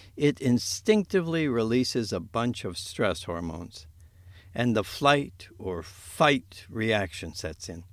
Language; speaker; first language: English; native; English